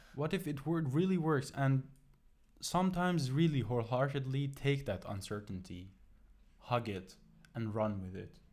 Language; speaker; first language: English; non-native, fluent; Persian